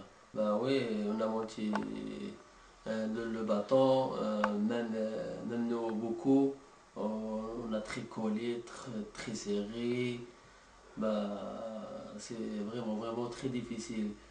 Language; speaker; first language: French; non-native, learner; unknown